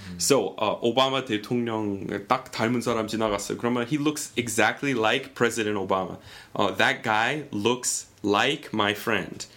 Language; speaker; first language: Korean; non-native, fluent; English